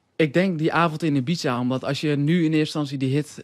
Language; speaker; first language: Dutch; native; Dutch